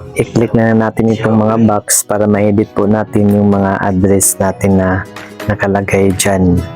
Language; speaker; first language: Filipino; native; Filipino